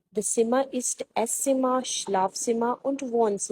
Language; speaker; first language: German; non-native, fluent; Urdu